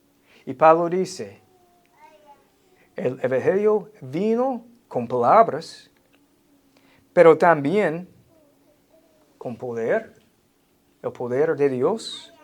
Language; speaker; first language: Spanish; non-native, fluent; English